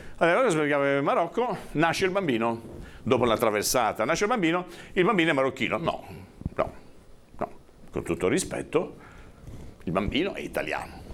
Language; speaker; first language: Italian; native; Italian